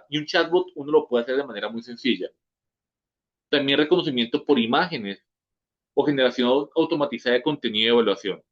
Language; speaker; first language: Spanish; native; Spanish